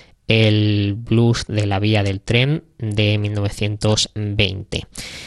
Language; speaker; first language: Spanish; native; Spanish